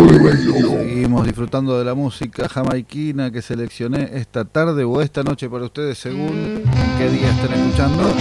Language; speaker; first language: Spanish; native; Spanish